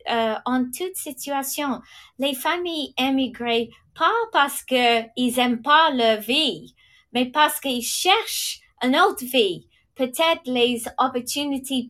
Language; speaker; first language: French; non-native, fluent; English